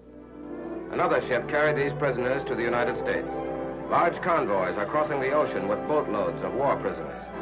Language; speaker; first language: English; native; English